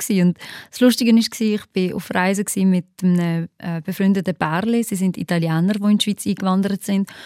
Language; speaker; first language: German; early bilingual, other home language; Albanian